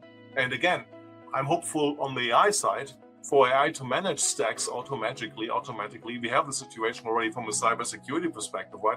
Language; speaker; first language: English; non-native, fluent; German